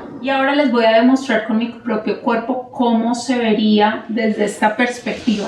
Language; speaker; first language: Spanish; native; Spanish